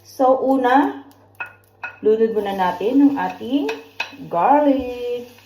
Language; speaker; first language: Filipino; non-native, local second language; Cebuano